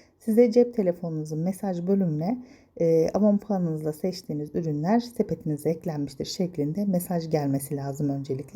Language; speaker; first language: Turkish; native; Turkish